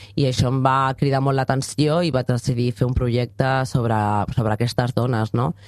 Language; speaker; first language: Catalan; non-native, fluent; Spanish